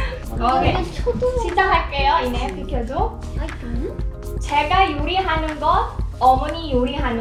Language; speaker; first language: Korean; non-native, local second language; Filipino